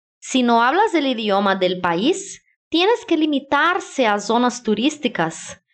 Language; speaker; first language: Spanish; non-native, fluent; Portuguese